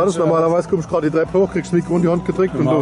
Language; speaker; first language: German; native; German